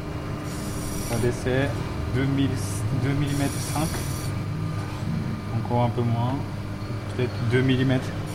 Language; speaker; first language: French; non-native, fluent; Japanese